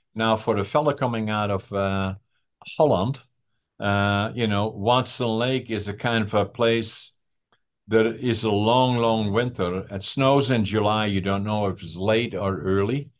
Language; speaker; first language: English; non-native, fluent; Dutch